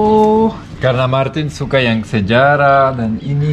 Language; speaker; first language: Indonesian; non-native, fluent; Croatian